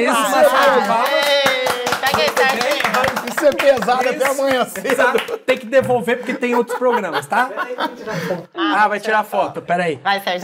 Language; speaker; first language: Portuguese; native; Portuguese